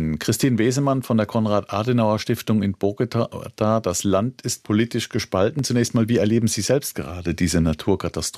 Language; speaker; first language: German; native; German